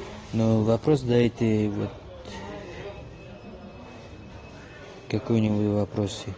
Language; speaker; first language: Russian; non-native, learner; Tajik